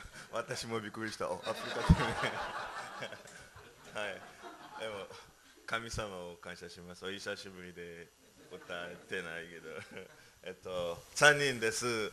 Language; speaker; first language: Japanese; non-native, learner; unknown